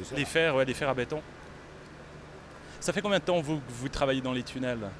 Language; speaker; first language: French; native; French